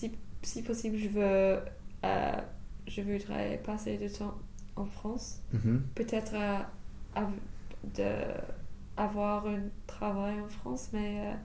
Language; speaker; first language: French; non-native, fluent; English